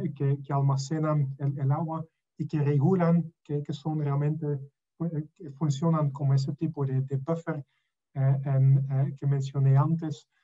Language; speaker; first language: Spanish; non-native, fluent; Dutch